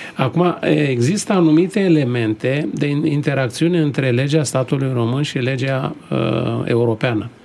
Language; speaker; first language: Romanian; native; Romanian